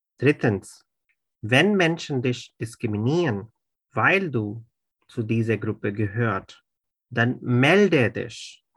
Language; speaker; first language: German; non-native, fluent; Urdu